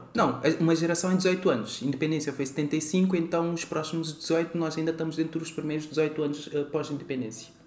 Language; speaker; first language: Portuguese; non-native, local second language; Kabuverdianu